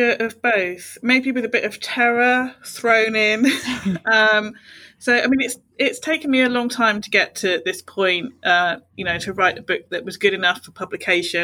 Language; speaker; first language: English; native; English